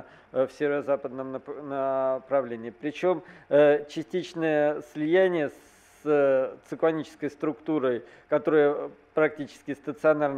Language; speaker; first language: Russian; native; Russian